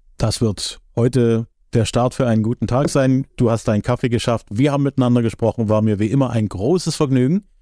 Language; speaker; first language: German; native; German